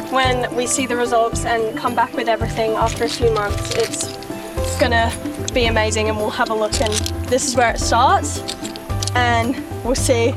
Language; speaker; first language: English; native; English